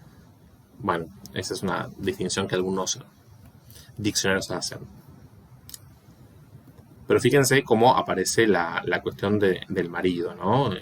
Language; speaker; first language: Spanish; native; Spanish